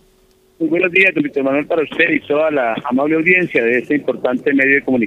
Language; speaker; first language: Spanish; native; Spanish